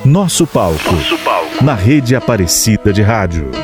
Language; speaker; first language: Portuguese; native; Portuguese